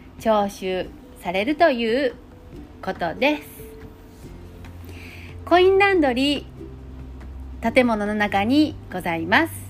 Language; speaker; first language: Japanese; native; Japanese